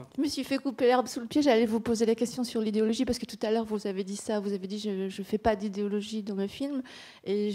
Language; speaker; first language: French; native; French